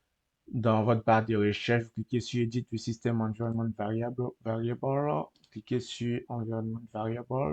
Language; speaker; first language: French; native; French